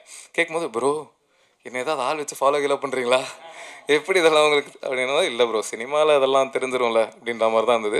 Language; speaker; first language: Tamil; native; Tamil